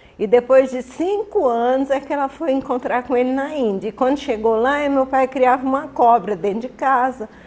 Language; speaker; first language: Portuguese; early bilingual, other home language; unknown